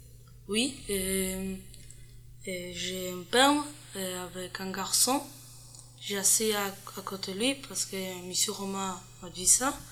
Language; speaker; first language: French; non-native, learner; Spanish